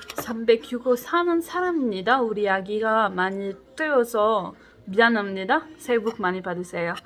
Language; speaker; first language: Korean; non-native, learner; Arabic